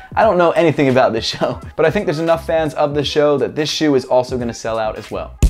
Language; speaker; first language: English; native; English